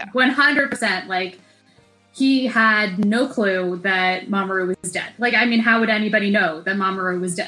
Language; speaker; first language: English; native; English